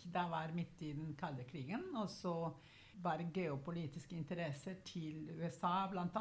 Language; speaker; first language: Norwegian; non-native, fluent; Spanish